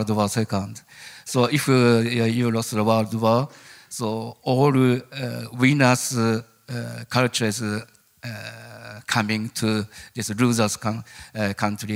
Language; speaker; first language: English; non-native, learner; Japanese